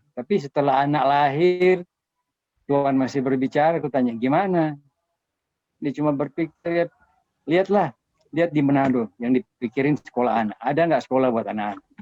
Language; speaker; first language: Indonesian; native; Indonesian